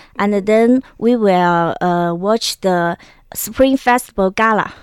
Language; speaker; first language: English; non-native, learner; Chinese